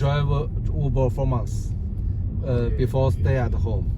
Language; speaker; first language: English; non-native, learner; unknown